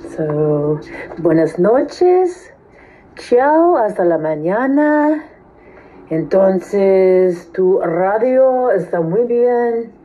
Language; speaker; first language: Spanish; non-native, learner; English